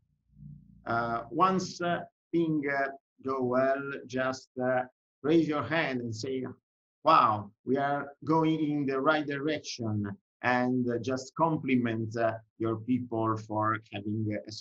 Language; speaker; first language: English; non-native, fluent; Italian